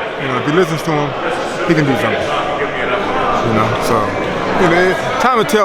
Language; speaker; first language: English; native; English